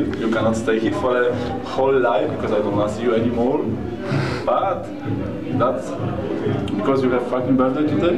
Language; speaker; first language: English; non-native, fluent; Polish